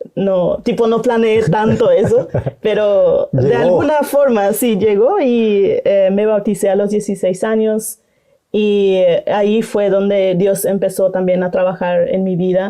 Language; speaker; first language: Spanish; non-native, local second language; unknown